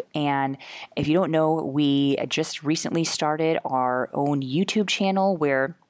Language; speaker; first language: English; native; English